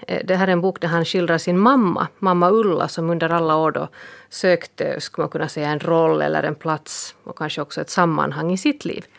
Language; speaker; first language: Swedish; native; Swedish